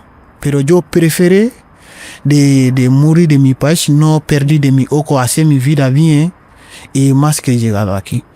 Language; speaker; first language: Spanish; non-native, learner; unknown